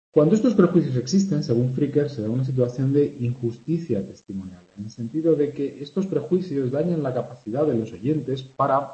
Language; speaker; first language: Spanish; native; Spanish